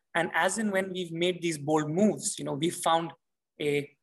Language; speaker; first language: English; non-native, local second language; Hindi